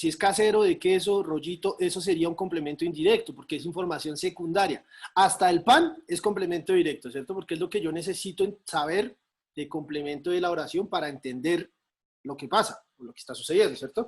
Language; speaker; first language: Spanish; native; Spanish